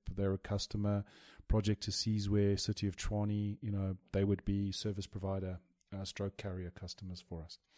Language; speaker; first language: English; native; English